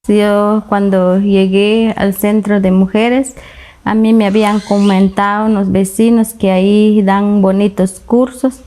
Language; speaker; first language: Spanish; non-native, local second language; Kaqchikel